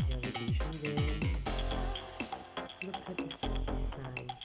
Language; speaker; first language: English; non-native, local second language; Filipino